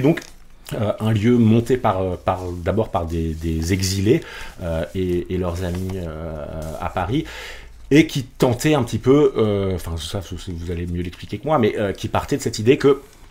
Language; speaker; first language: French; native; French